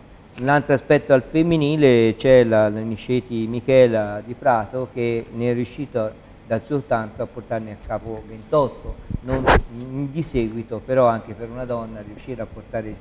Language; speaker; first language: Italian; native; Italian